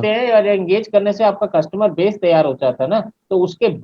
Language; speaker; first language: Hindi; native; Hindi